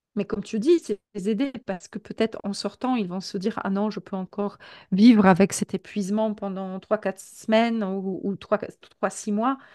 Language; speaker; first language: French; non-native, fluent; Polish